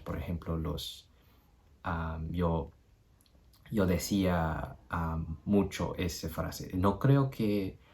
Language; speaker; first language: Spanish; non-native, learner; English